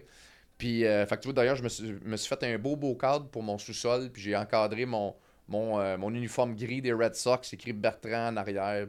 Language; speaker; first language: French; native; French